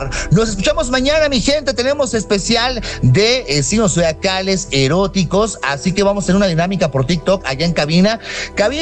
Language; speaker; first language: Spanish; native; Spanish